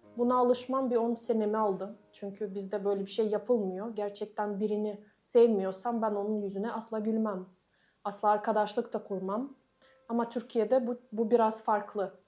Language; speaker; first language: Turkish; non-native, fluent; Russian